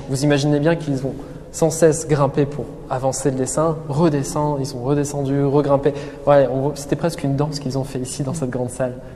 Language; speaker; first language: French; native; French